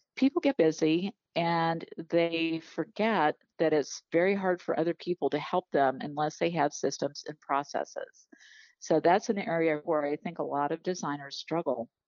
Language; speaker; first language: English; native; English